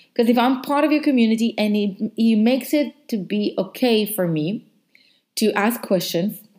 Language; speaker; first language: English; non-native, fluent; Hebrew